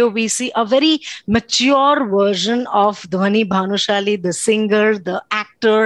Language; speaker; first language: English; non-native, local second language; Gujarati